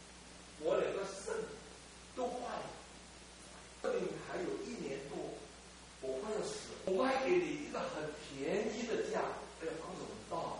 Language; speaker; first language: Chinese; early bilingual, heritage; Cantonese